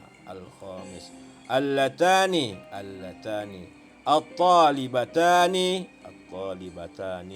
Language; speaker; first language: Arabic; non-native, fluent; Malay